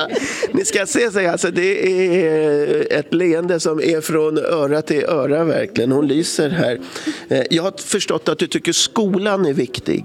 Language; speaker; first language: Swedish; native; Swedish